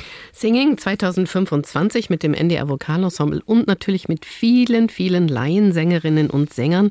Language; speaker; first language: German; native; German